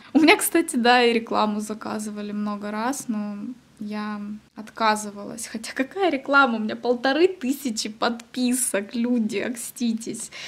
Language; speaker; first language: Russian; native; Russian